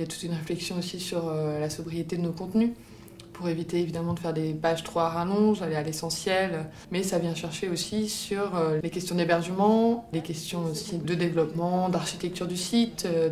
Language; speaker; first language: French; native; French